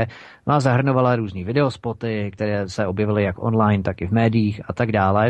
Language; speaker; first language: Czech; native; Czech